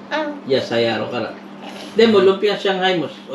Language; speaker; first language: Japanese; non-native, fluent; Filipino